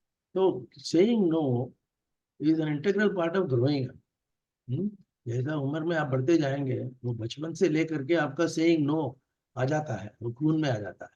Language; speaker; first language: Hindi; non-native, local second language; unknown